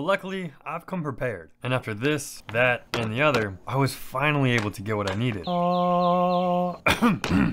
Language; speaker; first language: English; native; English